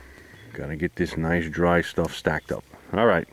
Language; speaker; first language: English; native; English